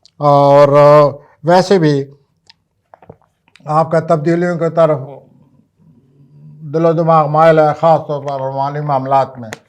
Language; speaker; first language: Urdu; native; Urdu